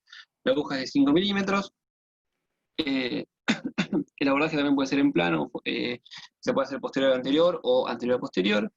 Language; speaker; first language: Spanish; native; Spanish